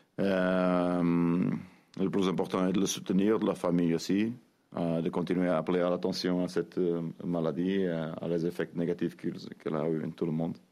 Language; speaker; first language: French; non-native, fluent; Portuguese